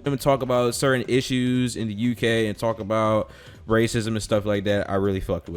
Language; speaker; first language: English; native; English